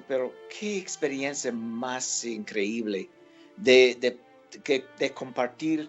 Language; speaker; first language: Spanish; non-native, fluent; English